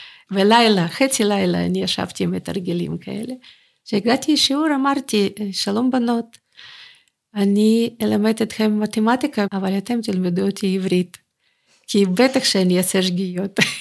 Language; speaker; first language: Hebrew; non-native, fluent; Russian